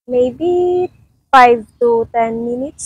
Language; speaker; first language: English; non-native, local second language; Cebuano